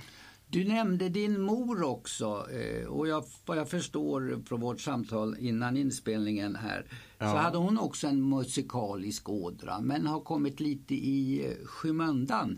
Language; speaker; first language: Swedish; native; Swedish